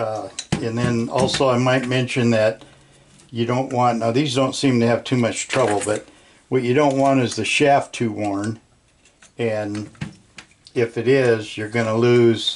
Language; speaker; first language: English; native; English